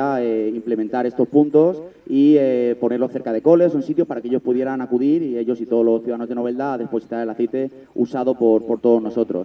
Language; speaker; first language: Spanish; native; Spanish